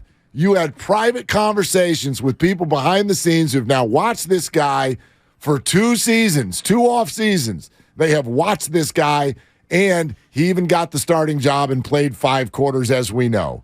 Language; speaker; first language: English; native; English